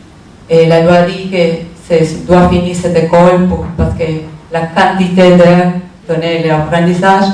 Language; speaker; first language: French; non-native, learner; Spanish